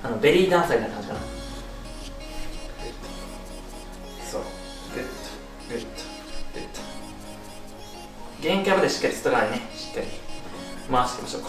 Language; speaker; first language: Japanese; native; Japanese